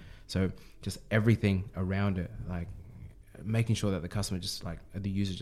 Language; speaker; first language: English; native; English